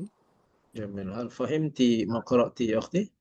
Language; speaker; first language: Arabic; non-native, fluent; Malay